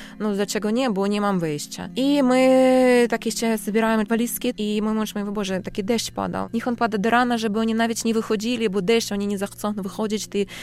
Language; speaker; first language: Polish; non-native, learner; Russian